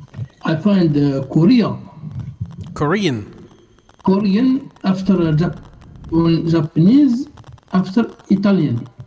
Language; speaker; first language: English; non-native, learner; Arabic